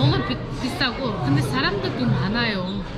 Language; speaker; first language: Korean; non-native, fluent; Uzbek